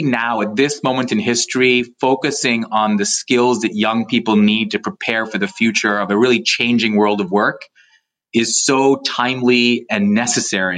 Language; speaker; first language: English; native; English